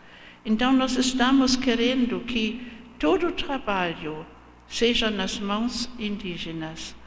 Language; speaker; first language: Portuguese; non-native, fluent; German